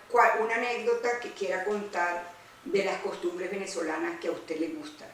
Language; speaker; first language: Spanish; early bilingual, other home language; Greek